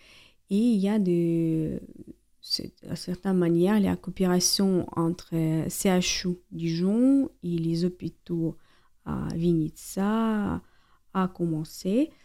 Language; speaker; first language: French; non-native, fluent; Ukrainian